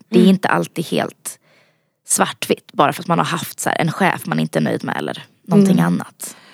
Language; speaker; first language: Swedish; early bilingual, other home language; Bosnian